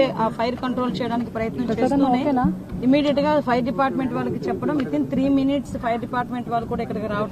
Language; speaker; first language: Telugu; native; Telugu